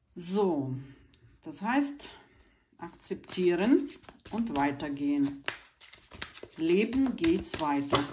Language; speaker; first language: German; non-native, fluent; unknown